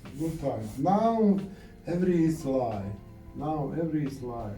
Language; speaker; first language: English; non-native, learner; Arabic